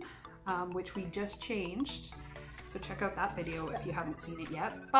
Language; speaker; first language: English; native; English